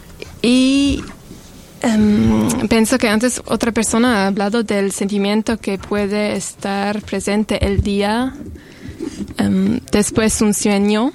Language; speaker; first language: Spanish; non-native, learner; Italian